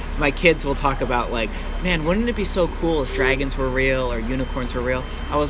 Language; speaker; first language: English; native; English